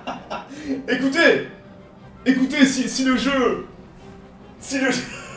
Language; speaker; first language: French; native; French